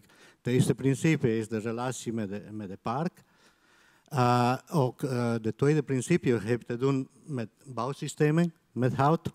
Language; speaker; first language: Dutch; non-native, fluent; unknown